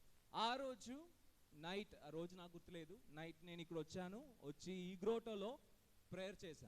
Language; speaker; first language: Telugu; non-native, fluent; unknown